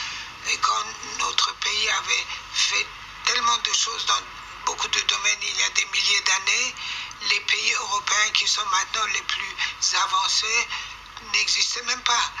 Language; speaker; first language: French; non-native, fluent; Persian